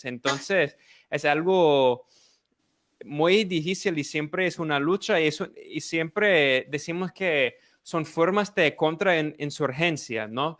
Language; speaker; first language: Spanish; non-native, fluent; English